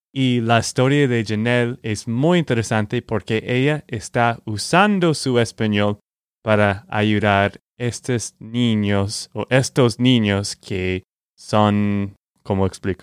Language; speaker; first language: Spanish; non-native, fluent; English